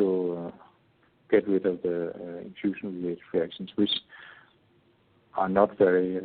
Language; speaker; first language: English; non-native, fluent; Danish